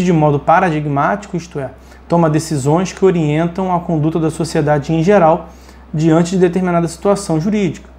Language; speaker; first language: Portuguese; native; Portuguese